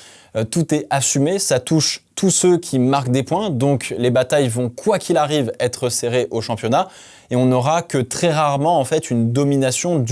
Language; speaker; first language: French; native; French